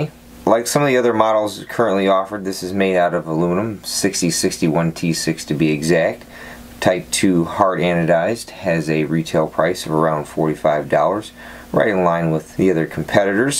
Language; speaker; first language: English; native; English